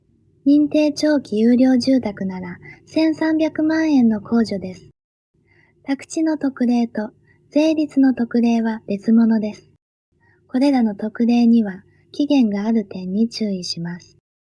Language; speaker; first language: Japanese; native; Japanese